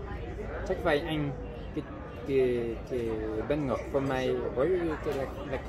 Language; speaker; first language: Vietnamese; early bilingual, heritage; Vietnamese